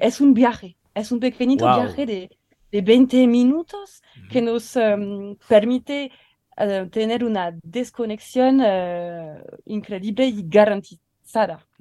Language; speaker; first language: Spanish; non-native, learner; French